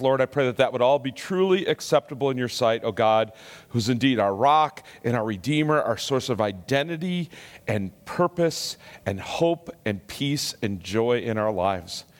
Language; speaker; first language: English; native; English